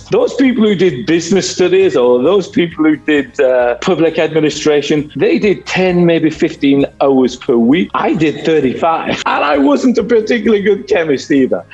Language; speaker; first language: English; native; English